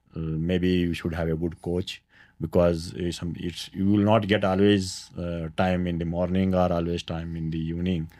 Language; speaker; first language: English; non-native, local second language; Kannada